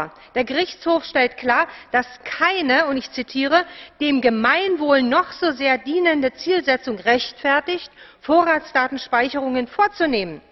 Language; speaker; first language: German; native; German